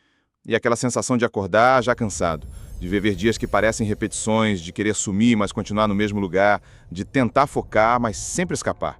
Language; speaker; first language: Portuguese; native; Portuguese